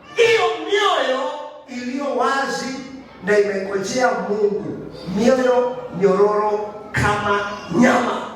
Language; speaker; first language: Swahili; non-native, local second language; Kikuyu